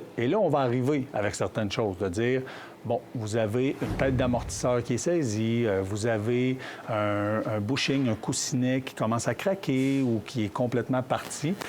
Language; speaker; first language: French; native; French